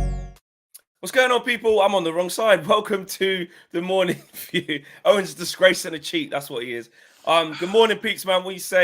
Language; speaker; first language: English; native; English